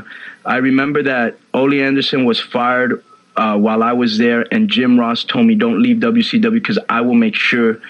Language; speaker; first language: English; native; English